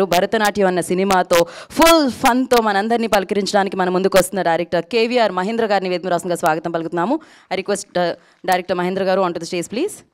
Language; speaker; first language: Telugu; native; Telugu